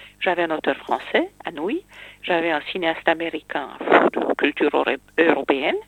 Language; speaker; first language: French; non-native, fluent; Romanian